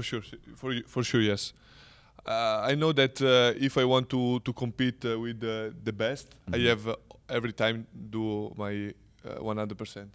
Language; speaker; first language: English; non-native, learner; Italian